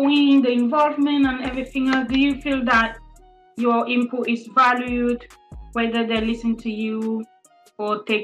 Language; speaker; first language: English; non-native, local second language; French